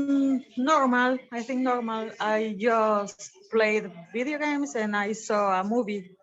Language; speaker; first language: English; non-native, learner; Spanish